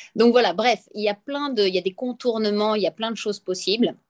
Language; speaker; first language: French; native; French